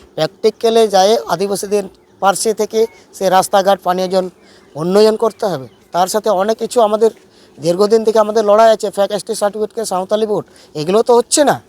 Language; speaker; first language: Bangla; non-native, local second language; Santali